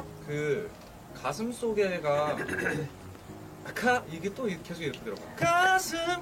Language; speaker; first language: Korean; native; Korean